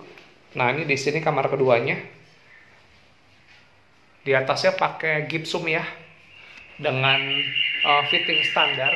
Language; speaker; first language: Indonesian; native; Indonesian